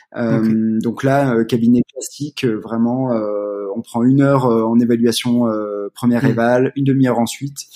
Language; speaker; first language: French; native; French